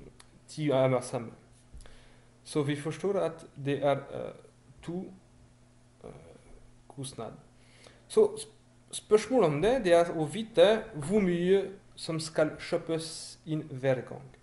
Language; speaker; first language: Norwegian; non-native, fluent; French